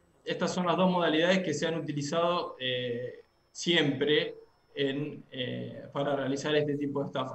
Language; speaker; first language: Spanish; native; Spanish